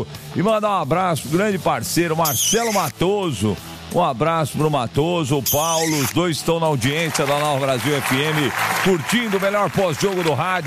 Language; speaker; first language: Portuguese; native; Portuguese